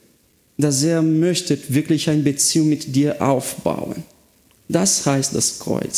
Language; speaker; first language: German; non-native, fluent; Portuguese